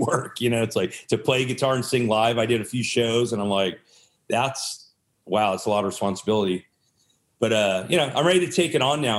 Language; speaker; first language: English; native; English